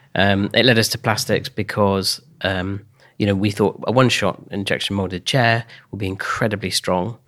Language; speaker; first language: English; native; English